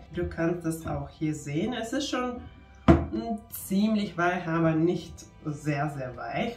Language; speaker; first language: German; non-native, fluent; Finnish